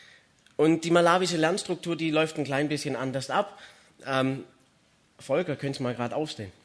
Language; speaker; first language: German; native; German